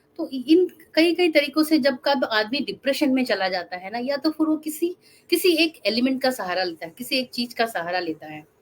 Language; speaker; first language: Hindi; non-native, local second language; Assamese